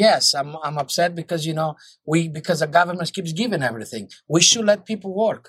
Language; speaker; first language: English; non-native, fluent; Greek